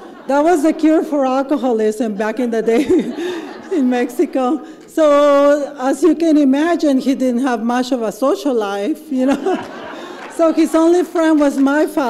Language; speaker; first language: English; non-native, fluent; Spanish